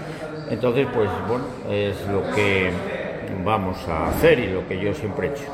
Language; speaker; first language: Spanish; native; Spanish